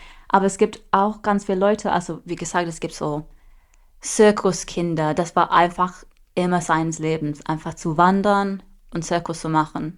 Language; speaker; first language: German; non-native, fluent; English